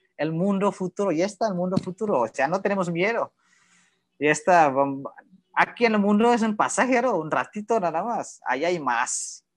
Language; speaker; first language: Spanish; non-native, learner; Indonesian